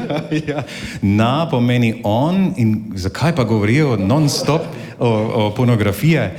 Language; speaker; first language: Slovenian; non-native, fluent; English